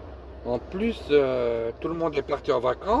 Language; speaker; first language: French; native; French